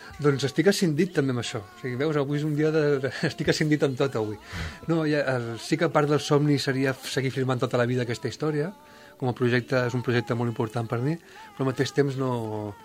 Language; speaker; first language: Catalan; native; Catalan